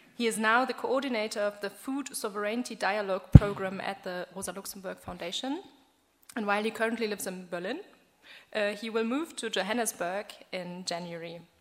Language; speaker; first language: English; non-native, fluent; German